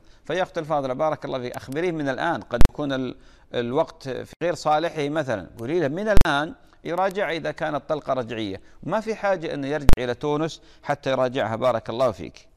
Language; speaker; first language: Arabic; native; Arabic